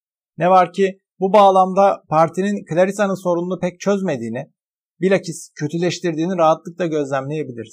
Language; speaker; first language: Turkish; native; Turkish